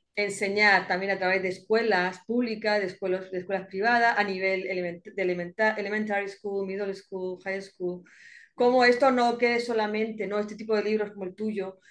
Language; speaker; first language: Spanish; native; Spanish